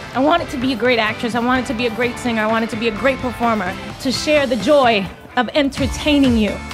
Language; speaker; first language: English; native; English